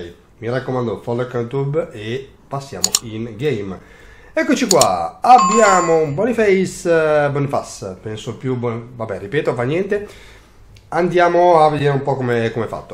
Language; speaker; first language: Italian; native; Italian